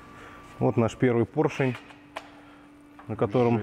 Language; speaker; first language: Russian; native; Russian